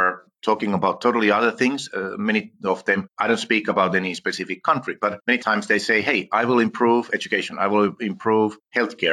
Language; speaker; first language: English; non-native, fluent; Finnish